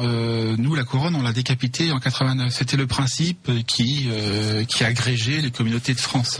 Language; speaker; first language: French; native; French